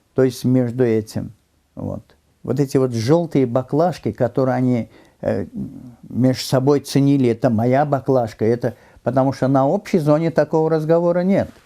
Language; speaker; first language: Russian; non-native, local second language; Turkmen